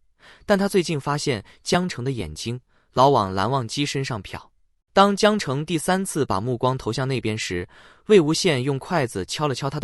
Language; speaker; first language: Chinese; native; Chinese